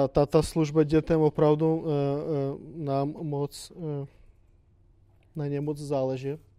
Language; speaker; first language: Czech; non-native, fluent; Russian